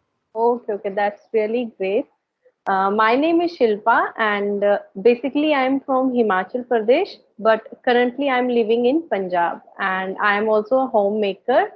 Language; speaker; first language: English; non-native, learner; Hindi